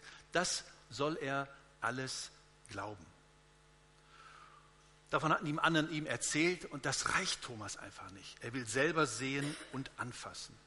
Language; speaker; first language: German; native; German